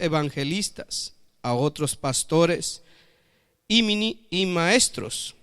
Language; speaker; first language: Spanish; native; Spanish